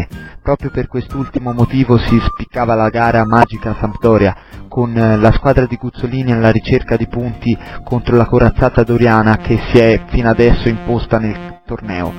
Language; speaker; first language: Italian; native; Italian